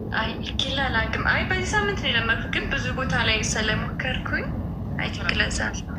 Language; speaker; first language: Amharic; native; Amharic